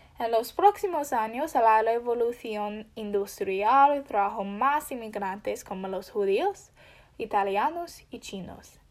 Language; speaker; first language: Spanish; non-native, learner; English